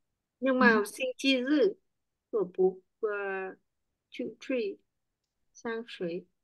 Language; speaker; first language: Chinese; non-native, learner; Vietnamese